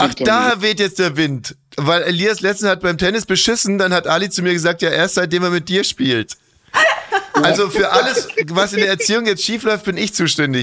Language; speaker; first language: German; native; German